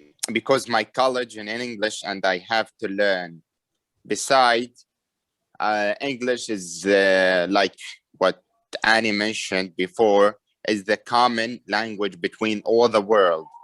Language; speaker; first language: English; non-native, learner; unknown